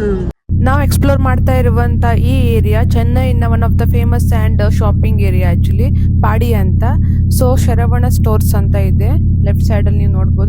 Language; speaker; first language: Kannada; native; Kannada